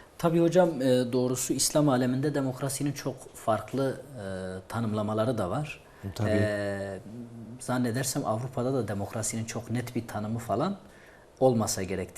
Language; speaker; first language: Turkish; non-native, local second language; Kurdish